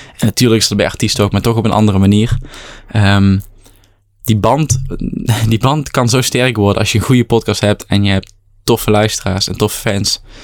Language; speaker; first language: Dutch; native; Dutch